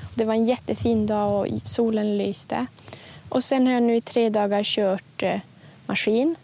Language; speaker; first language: Swedish; native; Swedish